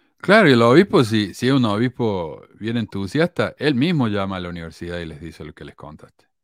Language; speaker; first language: Spanish; native; Spanish